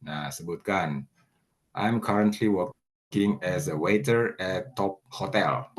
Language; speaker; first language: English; non-native, fluent; Indonesian